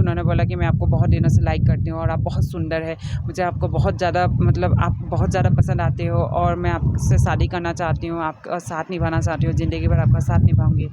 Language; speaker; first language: Hindi; non-native, local second language; Assamese